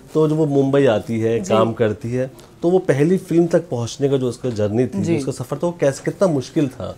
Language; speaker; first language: Hindi; native; Hindi